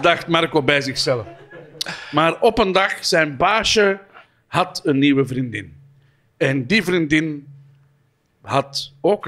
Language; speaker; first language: Dutch; native; Dutch